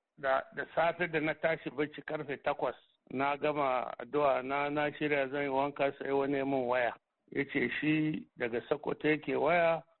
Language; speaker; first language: Hausa; non-native, local second language; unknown